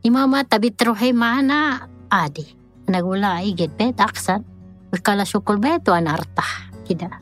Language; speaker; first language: Arabic; non-native, learner; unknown